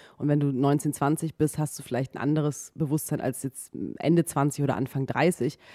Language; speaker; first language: German; native; German